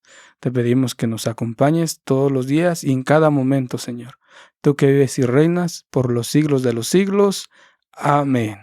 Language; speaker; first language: Spanish; native; Spanish